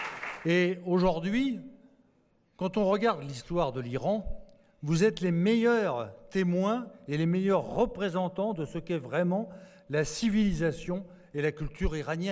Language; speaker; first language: French; native; French